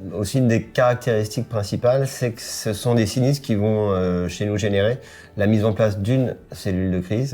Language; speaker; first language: French; native; French